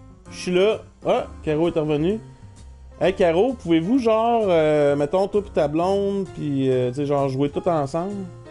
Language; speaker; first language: French; native; French